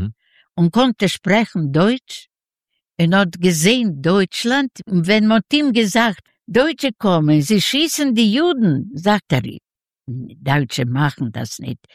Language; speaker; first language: German; non-native, learner; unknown